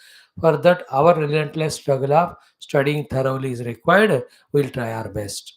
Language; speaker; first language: English; non-native, local second language; Hindi